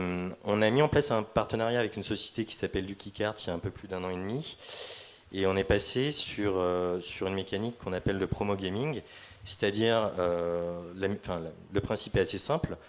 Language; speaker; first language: French; native; French